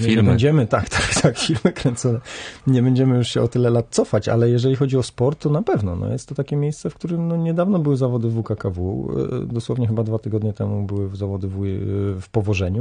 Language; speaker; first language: Polish; native; Polish